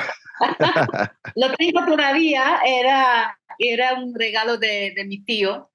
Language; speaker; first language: Spanish; non-native, fluent; English